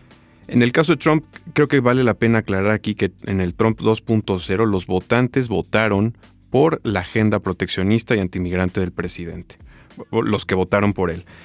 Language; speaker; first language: Spanish; native; Spanish